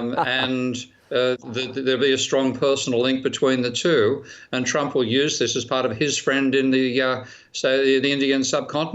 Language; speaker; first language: English; native; English